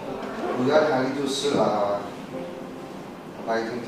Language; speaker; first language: Chinese; non-native, fluent; Morisyen